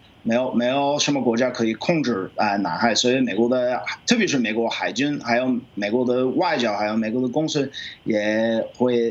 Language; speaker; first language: Chinese; non-native, fluent; English